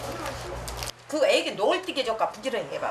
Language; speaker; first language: Korean; native; Korean